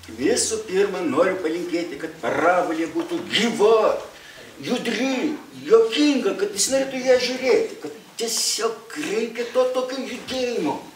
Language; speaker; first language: Lithuanian; native; Lithuanian